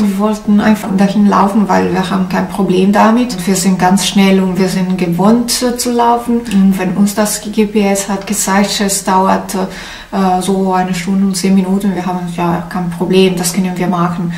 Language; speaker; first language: German; non-native, learner; Italian